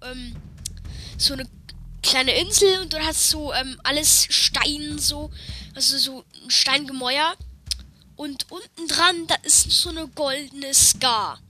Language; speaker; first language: German; native; German